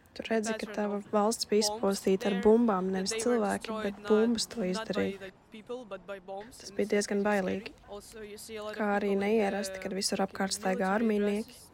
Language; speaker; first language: Latvian; non-native, fluent; Russian